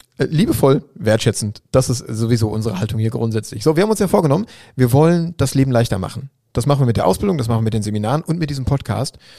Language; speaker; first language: German; native; German